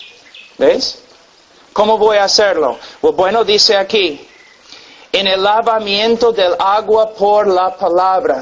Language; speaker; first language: Spanish; non-native, fluent; English